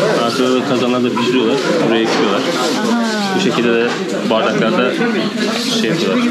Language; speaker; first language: Turkish; native; Turkish